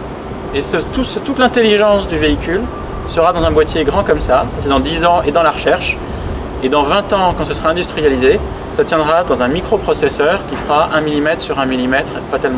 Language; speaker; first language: French; native; French